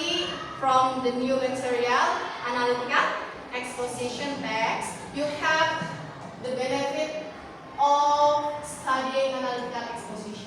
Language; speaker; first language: English; non-native, learner; Indonesian